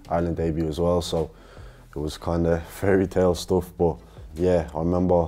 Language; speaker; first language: English; native; English